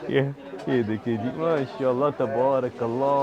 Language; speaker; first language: Hindi; non-native, local second language; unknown